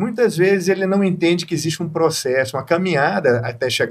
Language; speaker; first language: Portuguese; native; Portuguese